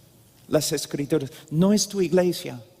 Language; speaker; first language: Spanish; non-native, fluent; English